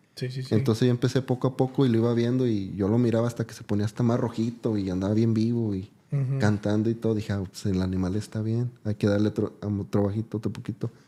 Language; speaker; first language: Spanish; native; Spanish